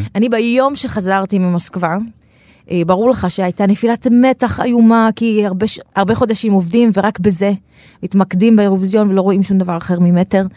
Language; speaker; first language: Hebrew; non-native, local second language; Arabic